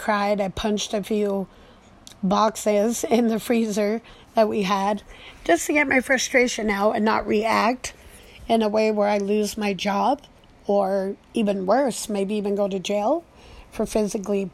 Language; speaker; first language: English; native; English